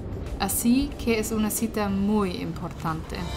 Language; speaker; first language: Spanish; non-native, learner; German